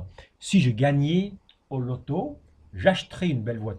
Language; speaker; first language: French; non-native, fluent; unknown